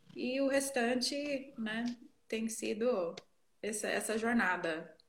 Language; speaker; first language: Portuguese; non-native, fluent; English